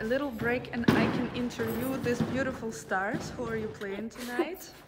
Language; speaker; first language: English; non-native, fluent; Ukrainian